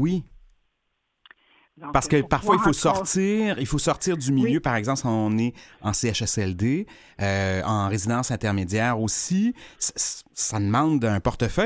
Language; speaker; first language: French; native; French